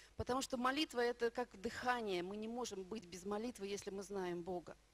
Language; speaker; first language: Russian; native; Russian